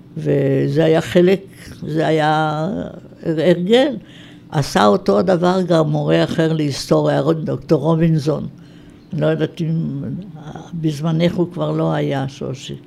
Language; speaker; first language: Hebrew; native; Hebrew